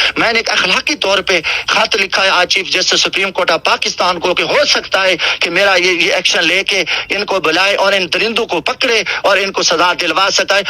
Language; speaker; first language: Urdu; non-native, local second language; Saraiki